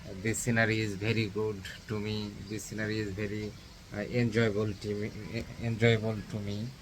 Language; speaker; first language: English; non-native, learner; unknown